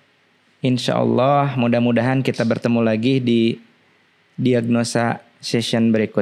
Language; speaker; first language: Indonesian; non-native, local second language; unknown